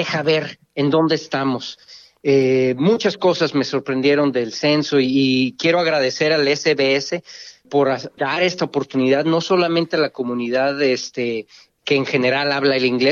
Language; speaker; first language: Spanish; native; Spanish